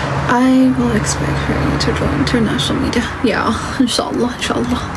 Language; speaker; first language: English; non-native, fluent; Amharic